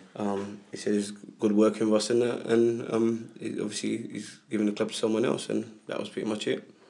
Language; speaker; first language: English; native; English